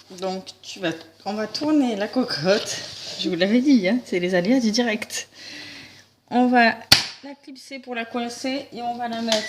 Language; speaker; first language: French; native; French